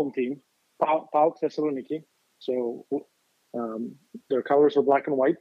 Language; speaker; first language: English; non-native, fluent; Greek